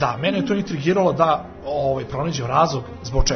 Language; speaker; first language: Croatian; native; Croatian